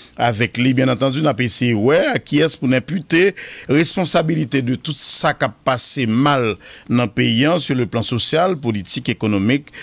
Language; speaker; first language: French; non-native, local second language; Haitian Creole